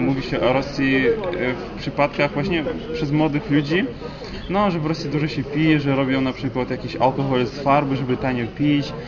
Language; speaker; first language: Polish; non-native, fluent; Russian